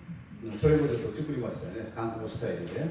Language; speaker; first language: Japanese; non-native, fluent; Korean